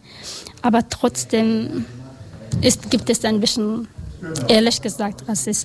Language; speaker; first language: German; non-native, learner; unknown